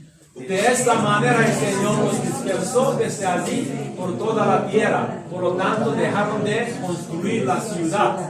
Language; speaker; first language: Spanish; non-native, learner; Korean